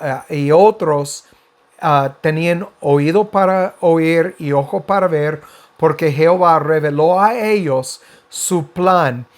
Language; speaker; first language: Spanish; non-native, fluent; English